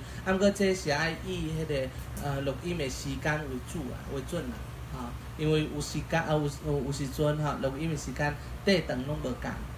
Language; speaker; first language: Vietnamese; non-native, fluent; Chinese